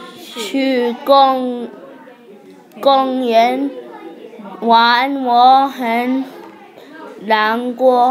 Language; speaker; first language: Chinese; non-native, learner; English